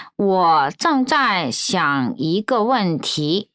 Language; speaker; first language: Chinese; non-native, fluent; Korean